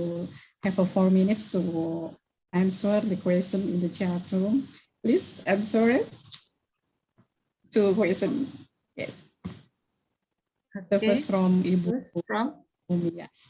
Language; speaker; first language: English; non-native, learner; Indonesian